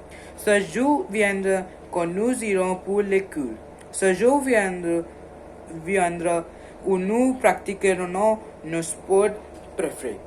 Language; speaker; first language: French; non-native, learner; Hindi